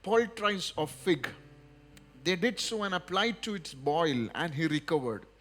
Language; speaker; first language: English; non-native, local second language; Hindi